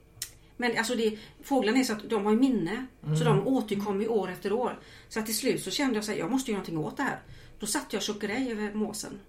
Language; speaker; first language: Swedish; native; Swedish